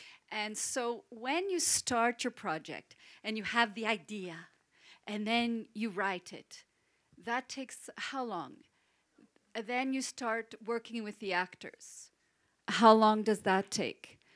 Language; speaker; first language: English; non-native, learner; Italian